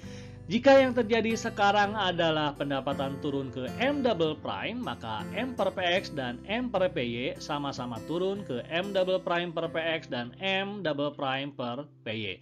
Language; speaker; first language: Indonesian; native; Indonesian